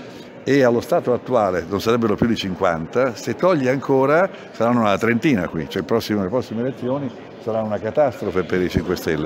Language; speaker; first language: Italian; native; Italian